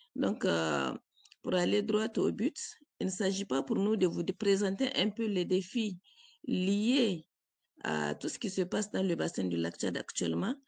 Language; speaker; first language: French; native; French